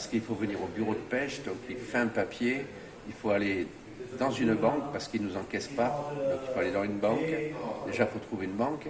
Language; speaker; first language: French; native; French